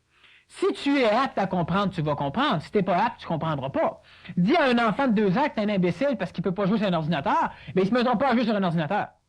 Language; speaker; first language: French; native; French